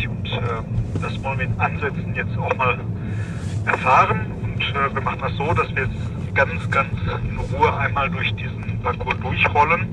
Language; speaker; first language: German; native; German